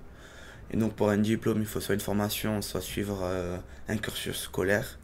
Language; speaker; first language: French; native; French